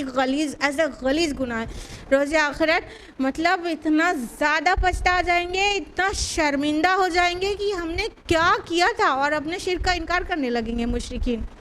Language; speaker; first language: Urdu; native; Urdu